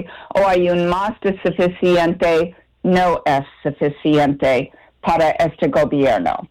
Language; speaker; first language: Spanish; non-native, learner; English